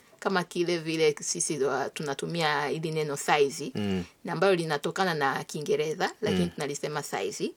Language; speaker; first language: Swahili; native; Swahili